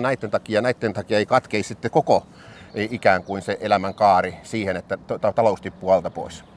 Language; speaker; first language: Finnish; native; Finnish